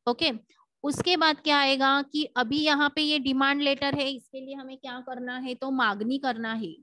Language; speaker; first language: Hindi; non-native, local second language; Marathi